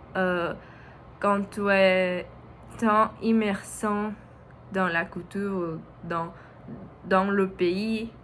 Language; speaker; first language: French; non-native, learner; Portuguese